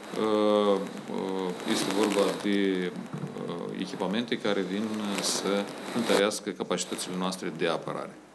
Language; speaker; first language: Romanian; native; Romanian